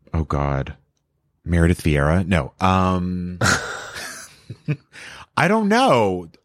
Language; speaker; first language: English; native; English